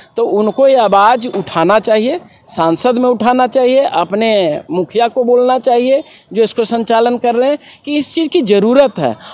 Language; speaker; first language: Hindi; native; Hindi